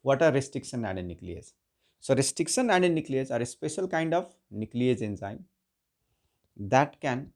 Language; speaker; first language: English; non-native, local second language; Nepali